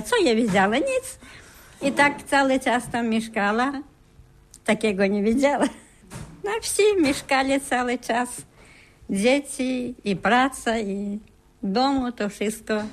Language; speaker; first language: Polish; early bilingual, heritage; Polish